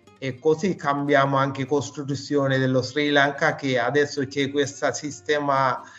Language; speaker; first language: Italian; non-native, fluent; Sinhala